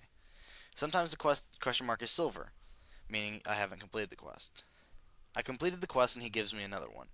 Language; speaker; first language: English; native; English